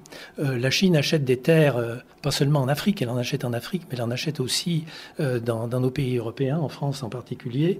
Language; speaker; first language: French; native; French